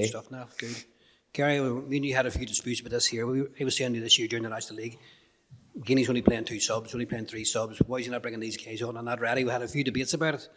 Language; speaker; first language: English; native; English